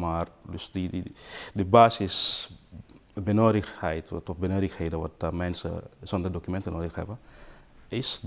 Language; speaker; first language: Dutch; non-native, fluent; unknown